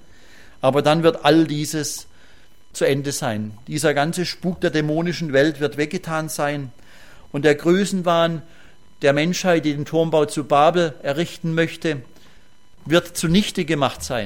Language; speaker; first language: German; native; German